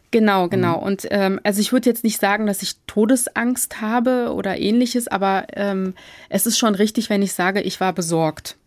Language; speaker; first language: German; early bilingual, other home language; Turkish